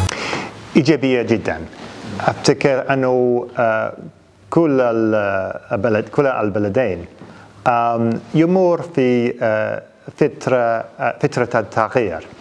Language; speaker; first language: Arabic; non-native, fluent; English